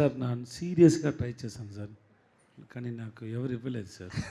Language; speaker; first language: Telugu; non-native, learner; Tamil